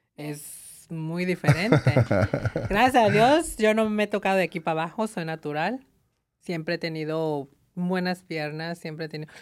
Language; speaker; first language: Spanish; early bilingual, heritage; Spanish